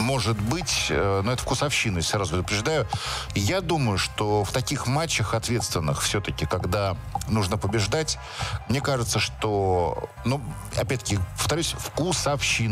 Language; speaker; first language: Russian; native; Russian